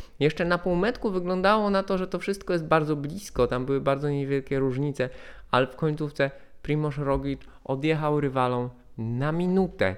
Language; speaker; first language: Polish; native; Polish